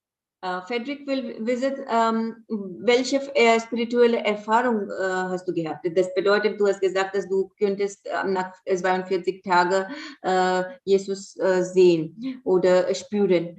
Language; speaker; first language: German; non-native, fluent; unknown